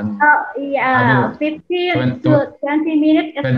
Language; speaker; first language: English; non-native, fluent; Indonesian